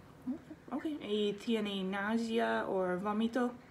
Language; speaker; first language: Spanish; non-native, learner; English